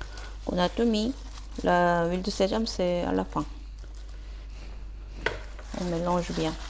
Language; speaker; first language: French; non-native, fluent; Korean